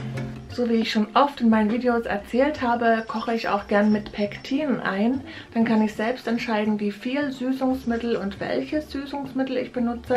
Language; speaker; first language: German; native; German